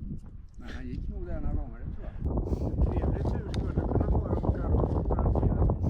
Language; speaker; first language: Swedish; native; Swedish